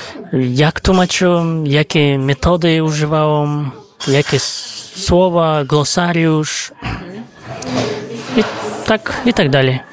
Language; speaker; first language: Polish; non-native, fluent; Kazakh